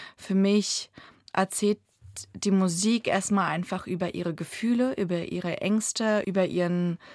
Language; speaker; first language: German; early bilingual, other home language; Russian